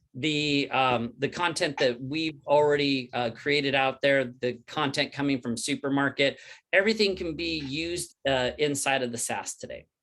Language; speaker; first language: English; native; English